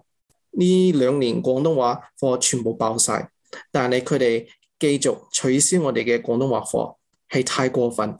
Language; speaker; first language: Cantonese; early bilingual, heritage; English